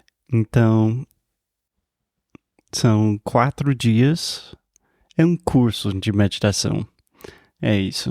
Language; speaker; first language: Portuguese; non-native, fluent; English